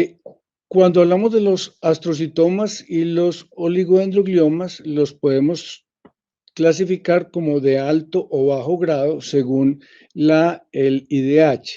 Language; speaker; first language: Spanish; native; Spanish